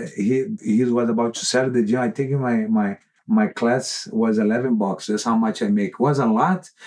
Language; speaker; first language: English; non-native, learner; Portuguese